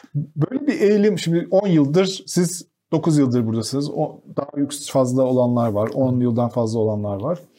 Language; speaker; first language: Turkish; native; Turkish